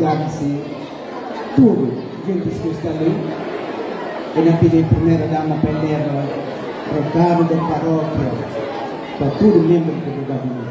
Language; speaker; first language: Portuguese; non-native, local second language; Upper Guinea Crioulo